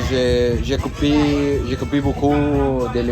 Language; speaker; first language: French; non-native, learner; Spanish